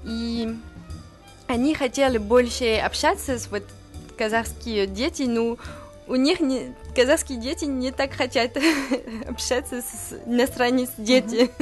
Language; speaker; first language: Russian; non-native, learner; French